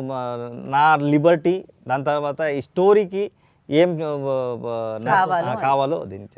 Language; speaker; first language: Telugu; non-native, learner; Kannada